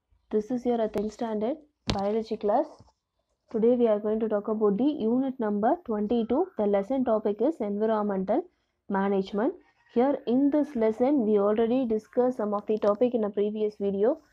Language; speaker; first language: English; non-native, local second language; Tamil